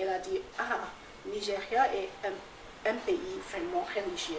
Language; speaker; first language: French; non-native, fluent; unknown